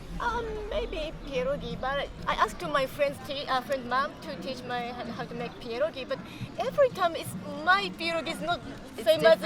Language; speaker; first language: English; non-native, fluent; Japanese